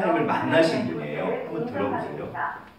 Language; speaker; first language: Korean; native; Korean